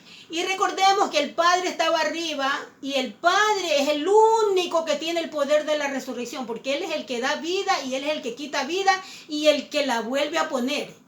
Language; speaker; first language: Spanish; native; Spanish